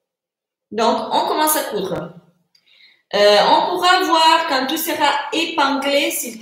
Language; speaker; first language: French; non-native, fluent; Italian